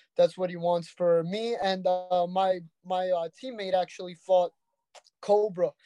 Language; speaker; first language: English; native; English